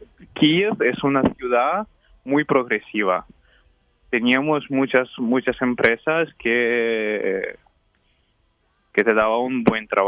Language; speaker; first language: Spanish; non-native, fluent; Ukrainian